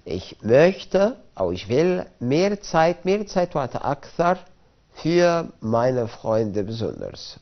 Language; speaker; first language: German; non-native, fluent; Arabic